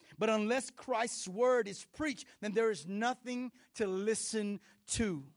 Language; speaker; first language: English; native; English